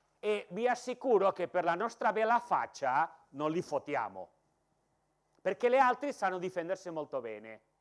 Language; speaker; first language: Italian; non-native, fluent; Catalan